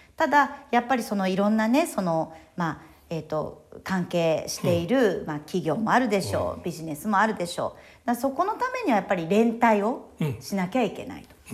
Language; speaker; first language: Japanese; native; Japanese